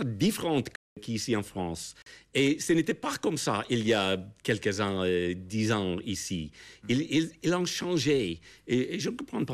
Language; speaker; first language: French; non-native, fluent; English